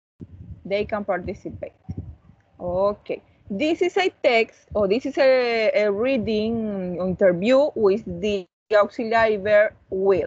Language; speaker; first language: English; non-native, fluent; Spanish